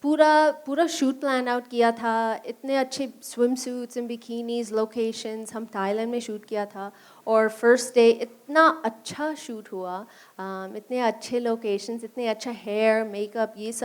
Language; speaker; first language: Hindi; non-native, learner; English